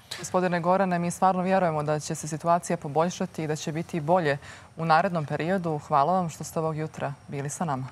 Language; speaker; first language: Croatian; native; Croatian